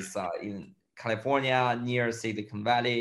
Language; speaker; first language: English; non-native, fluent; Chinese